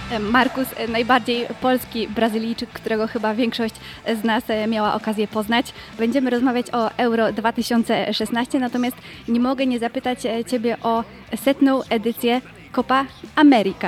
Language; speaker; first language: Polish; native; Polish